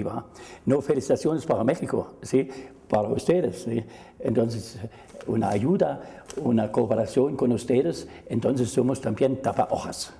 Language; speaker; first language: Spanish; non-native, fluent; German